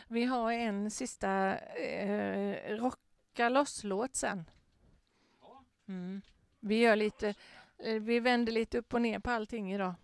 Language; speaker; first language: Swedish; native; Swedish